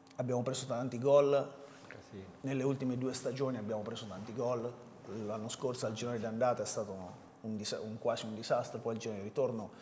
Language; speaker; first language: Italian; native; Italian